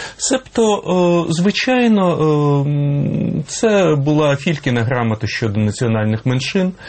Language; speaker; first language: Ukrainian; native; Ukrainian